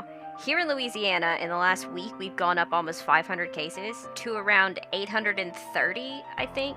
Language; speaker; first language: English; native; English